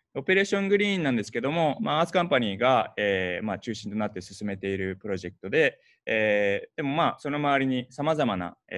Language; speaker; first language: Japanese; early bilingual, heritage; Japanese